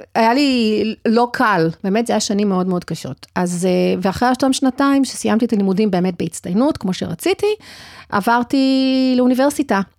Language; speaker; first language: Hebrew; early bilingual, other home language; English